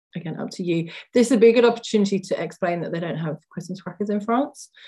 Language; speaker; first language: English; native; English